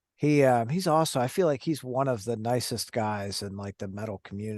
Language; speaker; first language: English; native; English